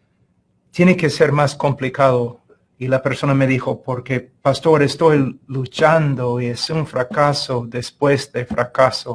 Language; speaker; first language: Spanish; non-native, fluent; English